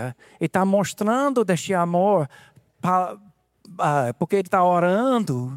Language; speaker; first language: Portuguese; non-native, fluent; English